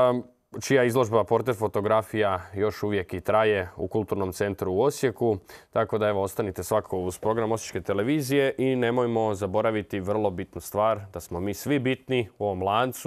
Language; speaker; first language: Serbian; native; Serbian